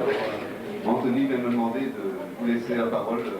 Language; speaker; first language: French; native; French